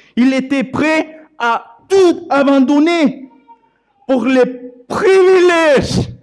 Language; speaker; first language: French; non-native, fluent; Spanish